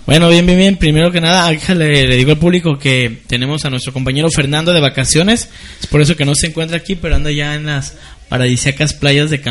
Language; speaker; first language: Spanish; native; Spanish